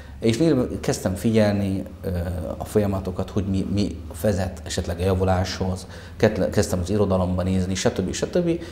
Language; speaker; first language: Hungarian; non-native, fluent; Arabic